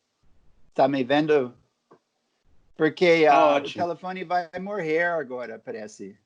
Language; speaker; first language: Portuguese; non-native, fluent; English